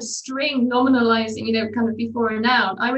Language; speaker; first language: English; native; English